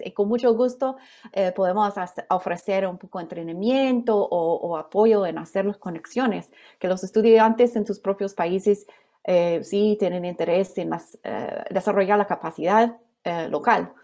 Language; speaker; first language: Spanish; non-native, fluent; English